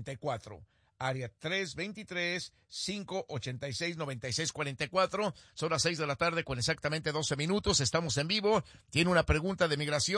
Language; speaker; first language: Spanish; native; Spanish